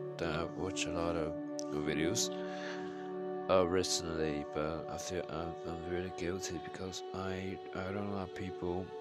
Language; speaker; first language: English; non-native, learner; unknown